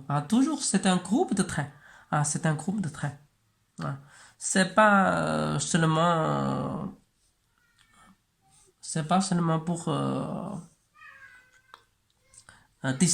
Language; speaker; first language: French; non-native, learner; Chinese